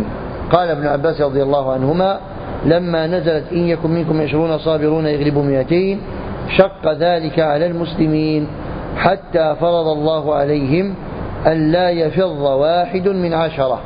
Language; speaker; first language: Arabic; native; Arabic